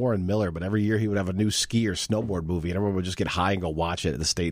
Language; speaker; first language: English; native; English